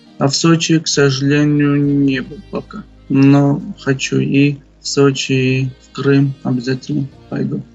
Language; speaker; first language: Russian; non-native, fluent; Armenian